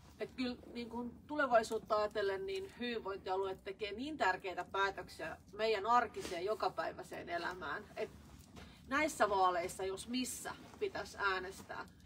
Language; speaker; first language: Finnish; native; Finnish